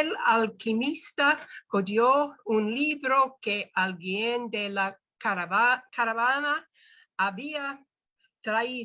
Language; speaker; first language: Spanish; non-native, learner; English